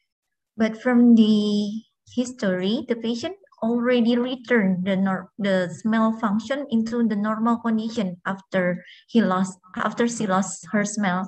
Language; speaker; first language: English; non-native, fluent; Indonesian